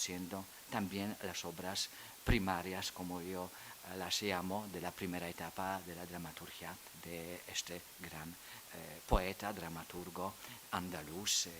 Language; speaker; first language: Spanish; non-native, fluent; Polish